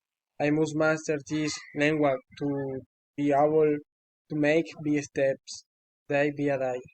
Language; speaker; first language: English; non-native, learner; Spanish